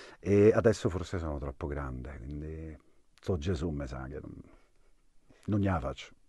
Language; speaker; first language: Italian; native; Italian